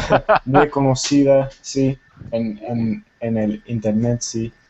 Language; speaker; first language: Spanish; non-native, fluent; Tamil